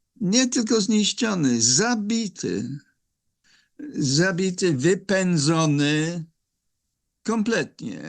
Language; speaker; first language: Polish; non-native, fluent; English